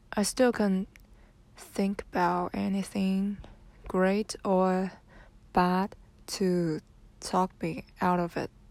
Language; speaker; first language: English; non-native, learner; Chinese